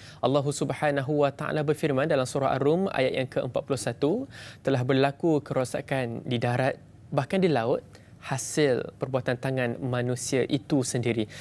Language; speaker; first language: Malay; native; Malay